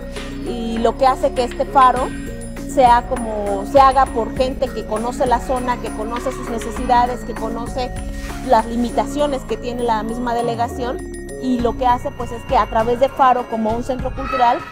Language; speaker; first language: Spanish; native; Spanish